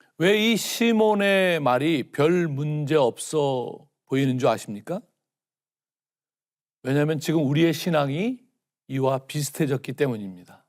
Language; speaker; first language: Korean; native; Korean